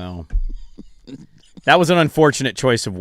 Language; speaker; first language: English; native; English